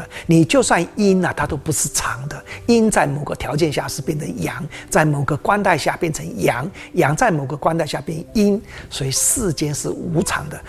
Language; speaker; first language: Chinese; native; Chinese